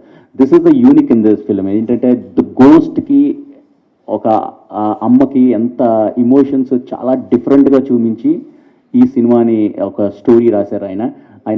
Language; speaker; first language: Telugu; early bilingual, heritage; English